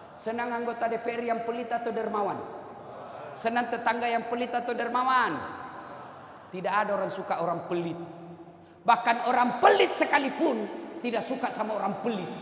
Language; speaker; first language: Indonesian; non-native, local second language; Buginese